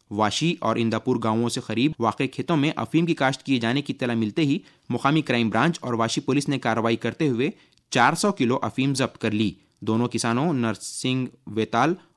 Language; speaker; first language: Urdu; native; Urdu